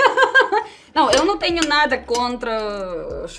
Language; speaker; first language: Portuguese; non-native, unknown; Russian